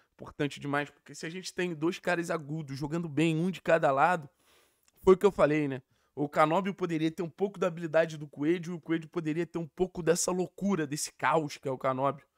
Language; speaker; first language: Portuguese; native; Portuguese